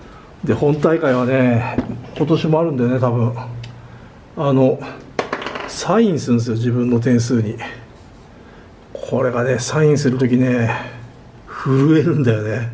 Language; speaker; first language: Japanese; native; Japanese